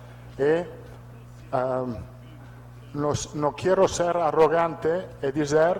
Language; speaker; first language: Portuguese; non-native, learner; Italian